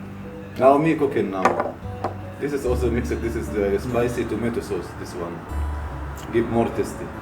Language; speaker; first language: English; non-native, learner; Arabic